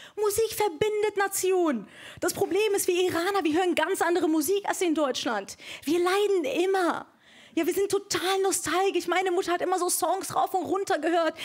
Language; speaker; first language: German; early bilingual, other home language; Persian